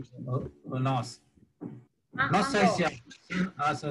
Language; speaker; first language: English; non-native, learner; Vietnamese